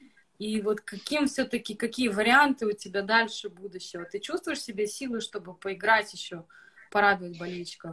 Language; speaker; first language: Russian; native; Russian